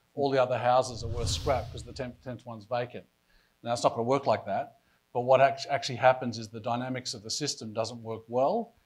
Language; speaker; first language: English; native; English